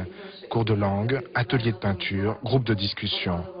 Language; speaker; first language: French; native; French